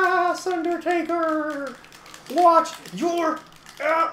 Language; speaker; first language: English; native; English